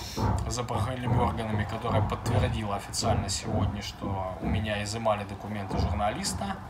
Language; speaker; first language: Russian; native; Russian